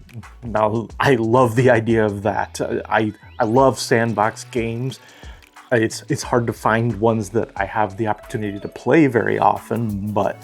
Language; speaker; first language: English; native; English